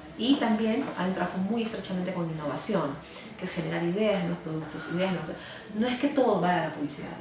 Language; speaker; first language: Spanish; native; Spanish